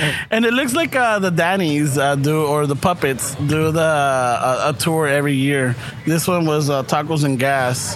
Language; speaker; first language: English; early bilingual, other home language; Spanish